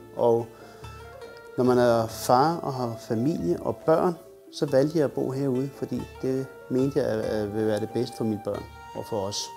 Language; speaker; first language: Danish; early bilingual, other home language; Turkish